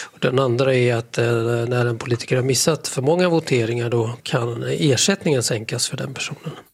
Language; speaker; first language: Swedish; native; Swedish